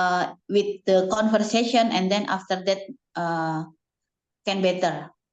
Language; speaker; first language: English; non-native, learner; Indonesian